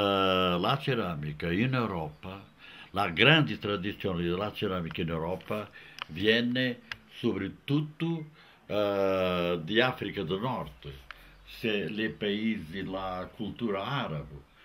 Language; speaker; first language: Italian; non-native, fluent; Portuguese